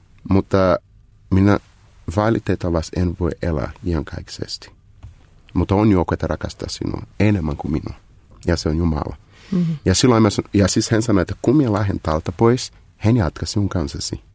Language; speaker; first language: Finnish; non-native, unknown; Portuguese